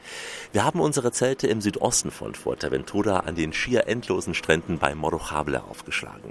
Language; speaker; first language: German; native; German